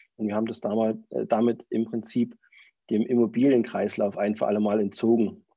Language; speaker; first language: German; native; German